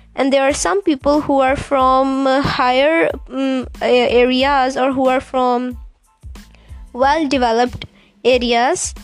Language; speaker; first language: English; non-native, local second language; Punjabi